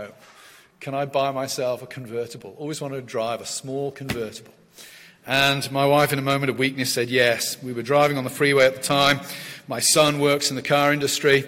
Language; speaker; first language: English; native; English